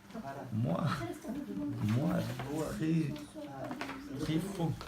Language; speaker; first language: French; non-native, learner; Arabic